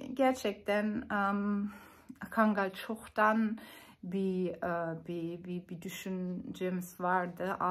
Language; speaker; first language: Turkish; non-native, learner; German